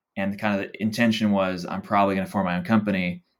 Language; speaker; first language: English; native; English